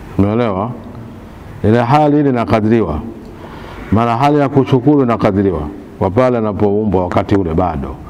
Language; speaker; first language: Swahili; native; Swahili